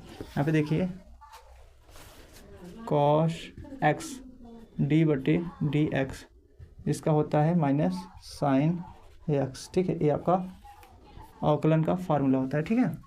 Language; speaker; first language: Hindi; native; Hindi